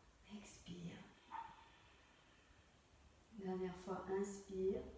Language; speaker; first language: French; native; French